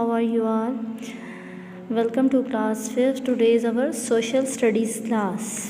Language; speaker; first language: English; non-native, local second language; Urdu